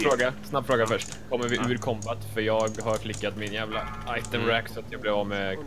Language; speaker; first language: Swedish; native; Swedish